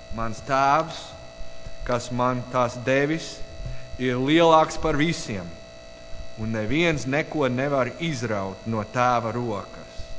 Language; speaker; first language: Latvian; non-native, learner; English